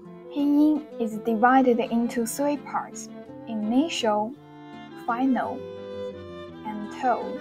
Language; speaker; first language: English; non-native, fluent; Chinese